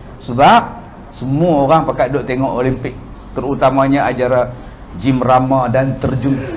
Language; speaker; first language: Malay; native; Malay